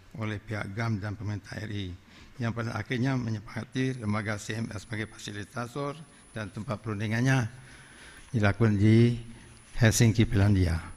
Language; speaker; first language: Indonesian; non-native, local second language; Achinese